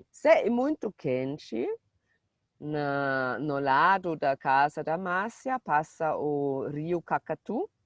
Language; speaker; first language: Portuguese; non-native, fluent; German